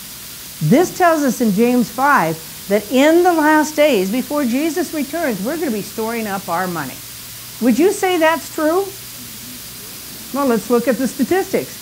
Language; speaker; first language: English; native; English